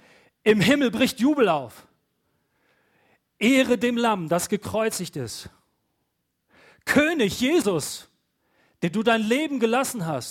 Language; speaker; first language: German; native; German